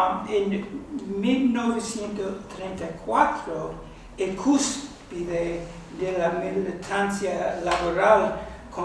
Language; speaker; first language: Spanish; non-native, fluent; English